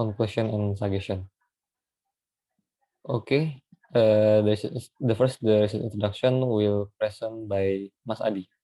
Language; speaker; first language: English; non-native, learner; Indonesian